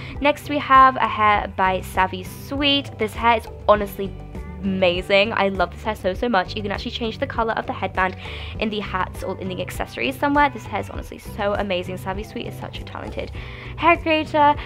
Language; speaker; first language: English; native; English